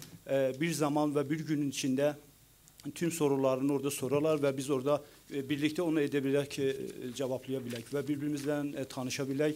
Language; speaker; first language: Turkish; non-native, learner; Azerbaijani